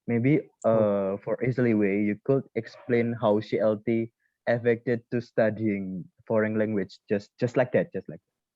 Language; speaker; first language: English; non-native, learner; Indonesian